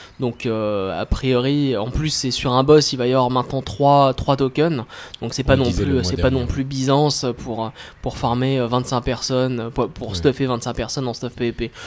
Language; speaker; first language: French; native; French